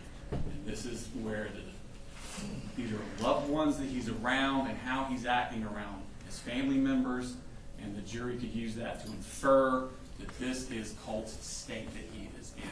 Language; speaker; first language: English; native; English